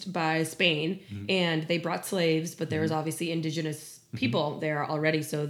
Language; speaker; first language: English; non-native, fluent; Spanish